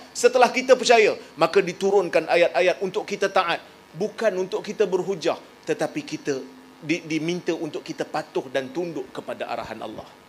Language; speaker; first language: Malay; native; Malay